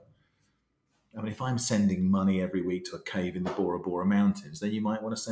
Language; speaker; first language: English; native; English